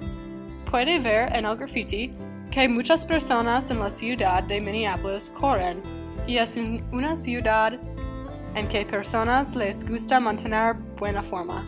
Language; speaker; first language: Spanish; non-native, learner; English